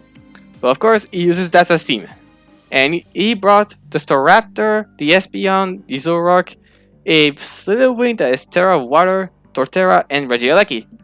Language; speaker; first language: English; non-native, fluent; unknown